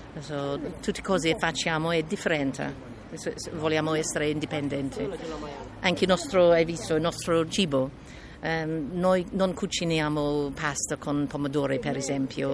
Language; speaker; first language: Italian; non-native, learner; English